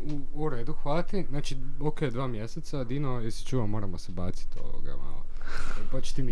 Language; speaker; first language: Croatian; native; Croatian